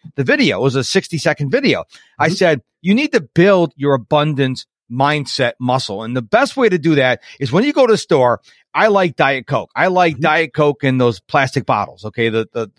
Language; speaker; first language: English; native; English